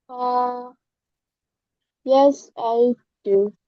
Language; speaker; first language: English; non-native, learner; Vietnamese